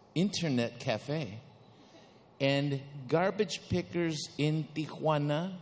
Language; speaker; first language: English; early bilingual, other home language; Spanish